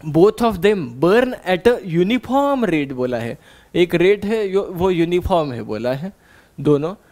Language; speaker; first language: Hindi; non-native, local second language; Marathi